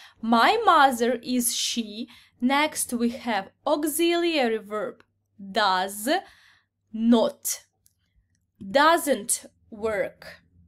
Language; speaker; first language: English; non-native, fluent; Ukrainian